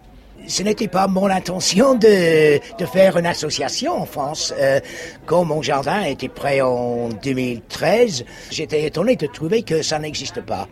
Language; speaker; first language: French; non-native, fluent; English